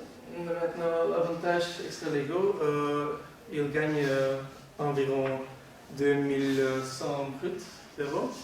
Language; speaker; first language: French; non-native, learner; Dutch